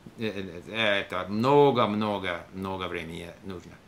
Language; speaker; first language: Russian; non-native, learner; English